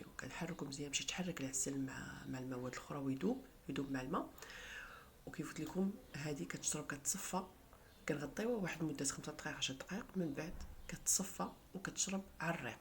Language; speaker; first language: Arabic; native; Arabic